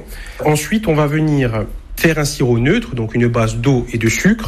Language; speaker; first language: French; native; French